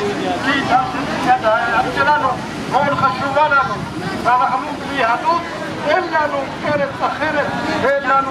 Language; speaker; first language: Hebrew; non-native, fluent; Amharic